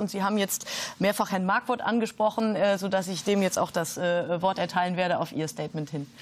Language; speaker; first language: German; native; German